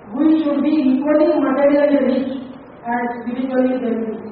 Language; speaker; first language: English; non-native, local second language; Marathi